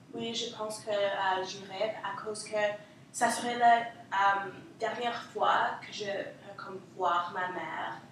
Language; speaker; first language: French; non-native, local second language; English